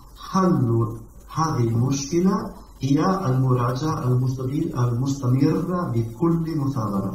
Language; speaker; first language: Arabic; non-native, learner; Italian